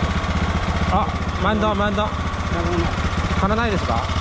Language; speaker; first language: Japanese; non-native, learner; Chinese